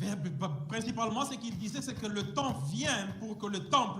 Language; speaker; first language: French; non-native, fluent; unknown